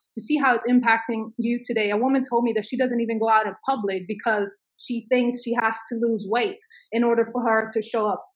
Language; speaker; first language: English; early bilingual, other home language; Swedish